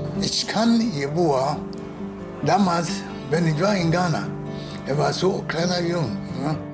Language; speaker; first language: German; non-native, learner; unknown